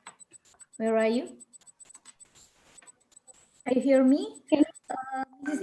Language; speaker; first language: English; non-native, learner; Indonesian